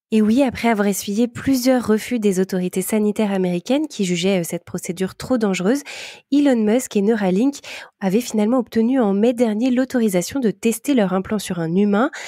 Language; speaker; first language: French; native; French